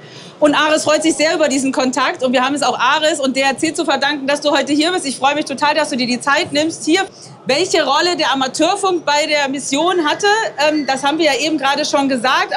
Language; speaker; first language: German; native; German